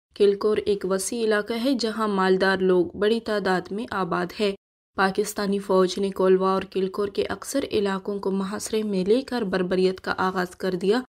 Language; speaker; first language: Urdu; non-native, local second language; Baluchi